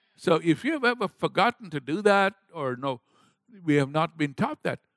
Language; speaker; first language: English; non-native, local second language; Gujarati